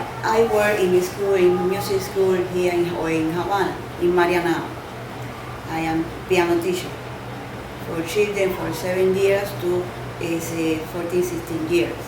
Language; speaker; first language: English; non-native, learner; Spanish